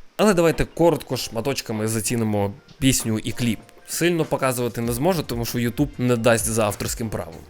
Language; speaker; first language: Ukrainian; non-native, local second language; Russian